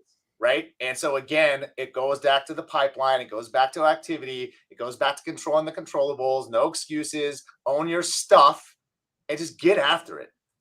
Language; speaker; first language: English; native; English